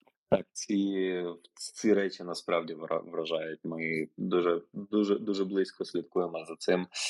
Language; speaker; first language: Ukrainian; native; Ukrainian